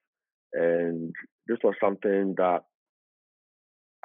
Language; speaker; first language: English; non-native, local second language; Akan